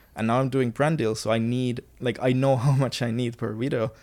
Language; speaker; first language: English; non-native, fluent; Finnish